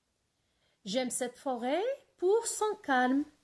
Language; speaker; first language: French; non-native, local second language; Arabic